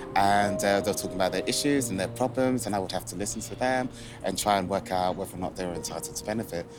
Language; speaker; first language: English; native; English